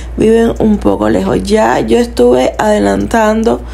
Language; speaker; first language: Spanish; native; Spanish